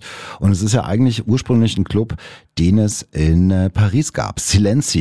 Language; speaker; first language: German; native; German